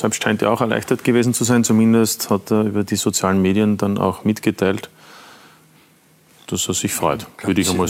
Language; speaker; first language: German; native; German